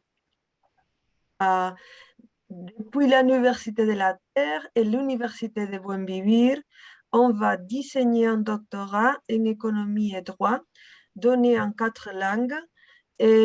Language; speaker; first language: French; non-native, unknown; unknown